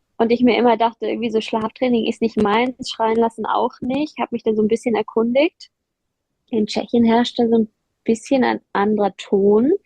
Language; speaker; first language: German; native; German